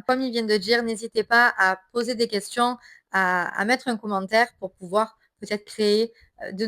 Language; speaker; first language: French; native; French